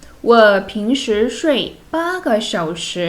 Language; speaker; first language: Chinese; non-native, fluent; Korean